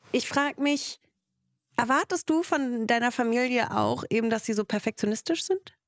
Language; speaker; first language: German; early bilingual, other home language; Russian